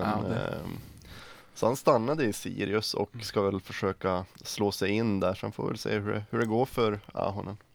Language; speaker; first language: Swedish; native; Swedish